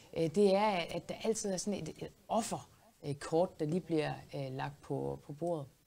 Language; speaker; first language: Danish; native; Danish